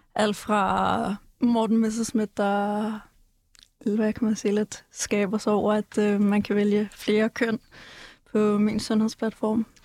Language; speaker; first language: Danish; early bilingual, other home language; Kurdish